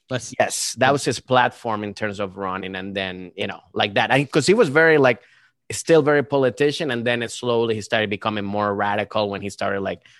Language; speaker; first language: English; early bilingual, other home language; Spanish